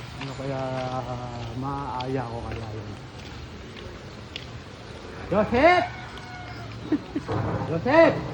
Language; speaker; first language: Filipino; native; Filipino